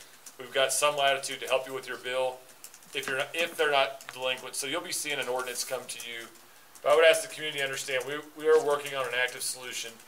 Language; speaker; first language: English; native; English